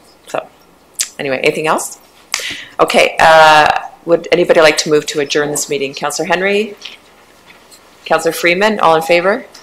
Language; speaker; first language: English; native; English